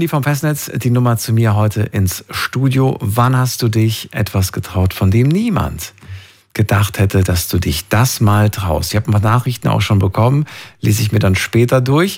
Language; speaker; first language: German; native; German